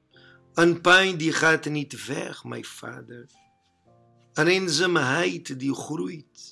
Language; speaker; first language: Dutch; non-native, learner; Portuguese